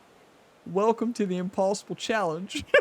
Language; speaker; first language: English; native; English